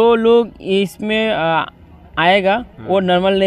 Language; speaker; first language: Hindi; non-native, learner; Bangla